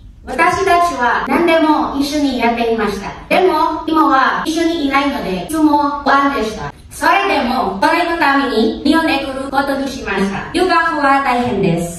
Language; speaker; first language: Japanese; non-native, learner; Filipino